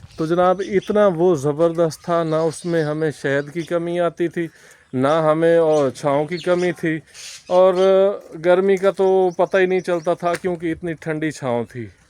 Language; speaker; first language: Urdu; non-native, local second language; Punjabi